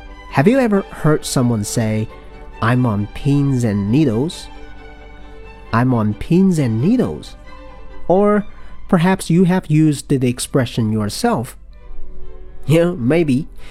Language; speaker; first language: English; non-native, fluent; Chinese